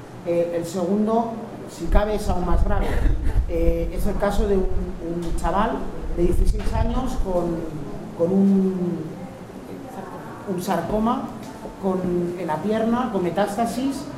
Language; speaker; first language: Spanish; native; Spanish